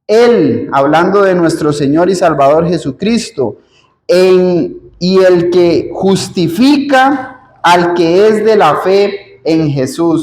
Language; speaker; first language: Spanish; native; Spanish